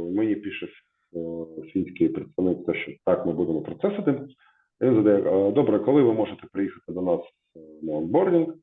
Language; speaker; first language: Ukrainian; native; Ukrainian